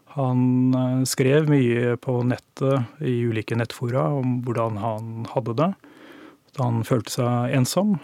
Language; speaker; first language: Norwegian; native; Norwegian